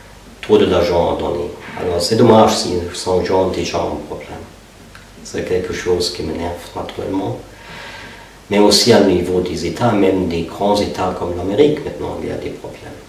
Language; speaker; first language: French; non-native, fluent; German